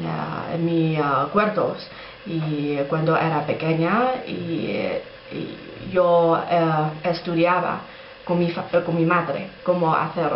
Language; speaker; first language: Spanish; non-native, learner; Chinese